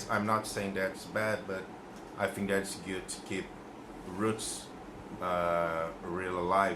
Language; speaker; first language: English; non-native, fluent; Portuguese